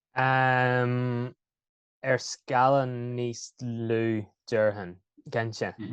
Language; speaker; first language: Irish; native; Irish